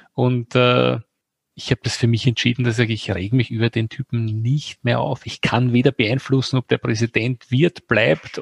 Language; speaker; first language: German; native; German